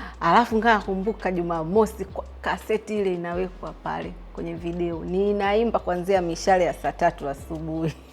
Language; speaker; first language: Swahili; native; Swahili